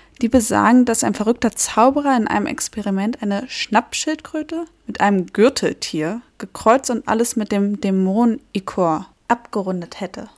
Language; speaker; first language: German; native; German